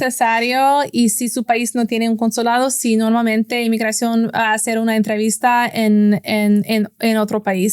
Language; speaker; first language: Spanish; non-native, fluent; English